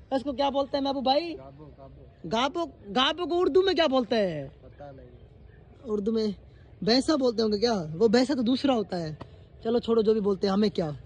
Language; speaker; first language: Urdu; non-native, local second language; Sindhi